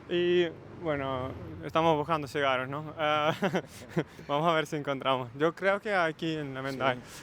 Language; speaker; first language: Spanish; non-native, fluent; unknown